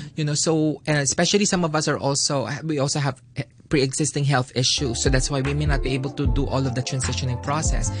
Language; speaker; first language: English; non-native, local second language; Filipino